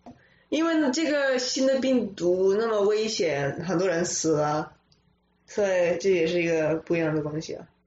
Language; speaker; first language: Chinese; early bilingual, other home language; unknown